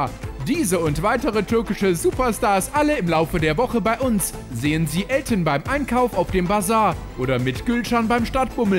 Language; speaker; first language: German; native; German